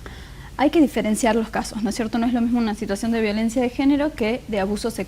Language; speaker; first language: Spanish; native; Spanish